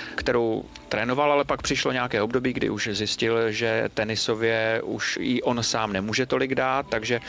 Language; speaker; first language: Czech; native; Czech